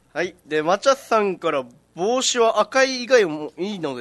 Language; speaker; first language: Japanese; native; Japanese